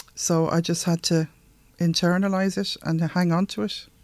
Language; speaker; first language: English; native; English